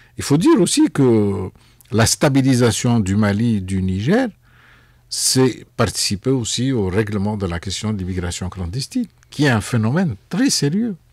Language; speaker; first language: French; non-native, local second language; Arabic